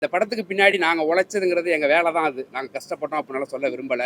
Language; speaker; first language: Tamil; native; Tamil